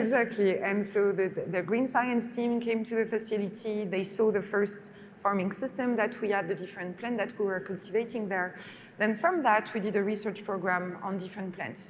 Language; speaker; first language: English; non-native, fluent; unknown